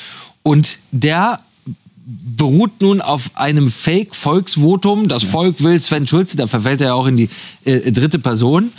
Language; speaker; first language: German; native; German